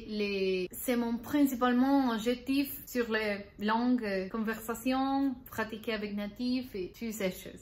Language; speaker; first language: French; non-native, learner; Spanish